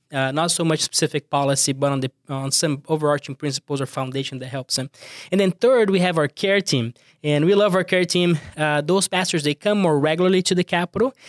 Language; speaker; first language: English; non-native, fluent; Portuguese